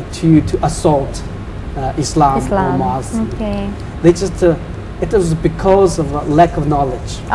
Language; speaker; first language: English; non-native, fluent; Chinese